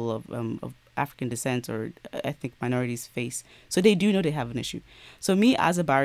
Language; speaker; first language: English; native; English